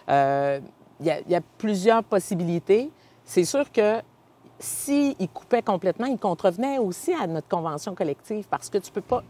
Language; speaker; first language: French; native; French